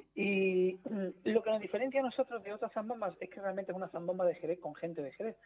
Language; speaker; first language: Spanish; native; Spanish